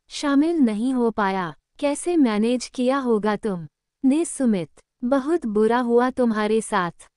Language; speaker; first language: Hindi; native; Hindi